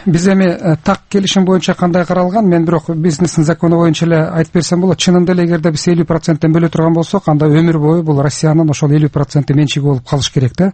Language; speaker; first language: Kyrgyz; native; Kyrgyz